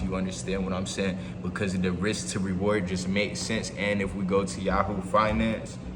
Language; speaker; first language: English; native; English